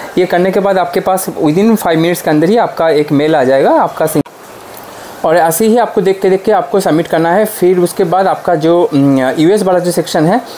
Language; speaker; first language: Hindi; non-native, local second language; Bangla